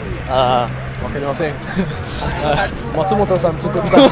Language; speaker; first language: Japanese; non-native, learner; Sinhala